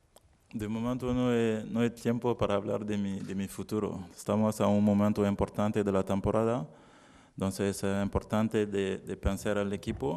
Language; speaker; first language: Spanish; non-native, learner; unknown